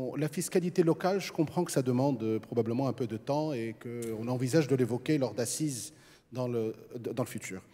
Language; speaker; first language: French; non-native, local second language; Arabic